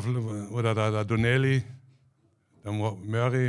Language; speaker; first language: German; native; German